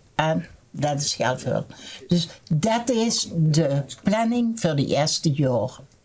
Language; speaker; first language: Dutch; native; Dutch